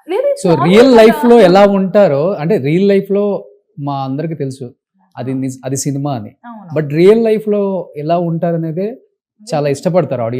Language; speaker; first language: Telugu; native; Telugu